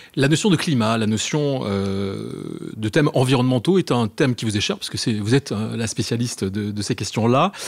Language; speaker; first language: French; native; French